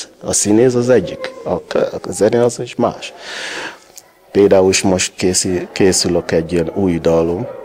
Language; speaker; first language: Hungarian; non-native, learner; Yoruba